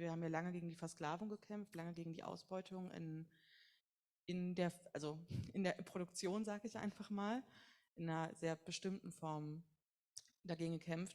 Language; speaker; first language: German; native; German